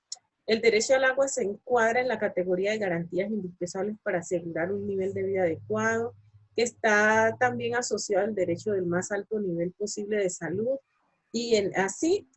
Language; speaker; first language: Spanish; native; Spanish